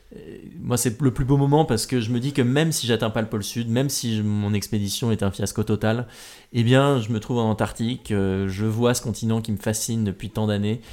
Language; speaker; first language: French; native; French